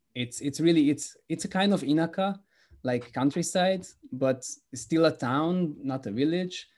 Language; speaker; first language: English; non-native, fluent; Hungarian